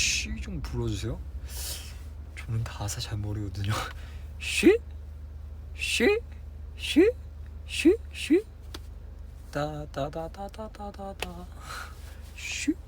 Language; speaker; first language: Korean; non-native, fluent; Chinese